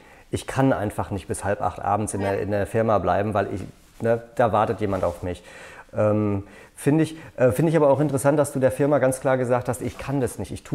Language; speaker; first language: German; native; German